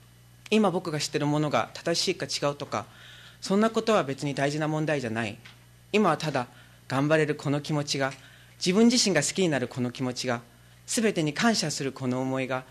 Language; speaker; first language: Japanese; non-native, learner; Korean